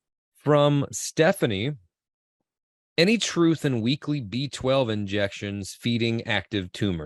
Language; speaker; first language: English; native; English